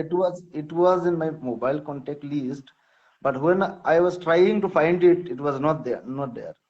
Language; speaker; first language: English; non-native, fluent; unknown